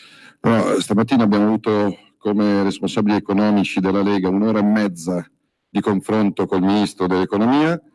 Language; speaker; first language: Italian; native; Italian